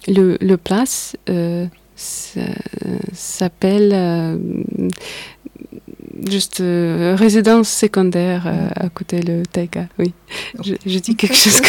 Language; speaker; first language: French; non-native, learner; Russian